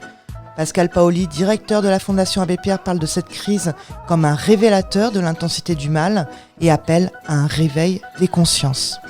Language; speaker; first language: French; native; French